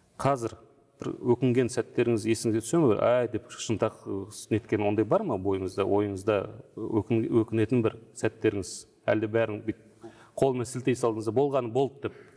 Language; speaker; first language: Kazakh; native; Kazakh